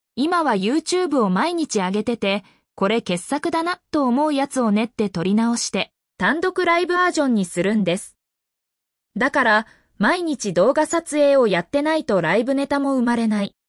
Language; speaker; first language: Japanese; native; Japanese